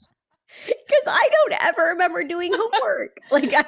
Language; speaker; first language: English; native; English